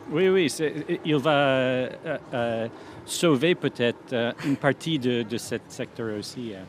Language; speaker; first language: French; non-native, fluent; English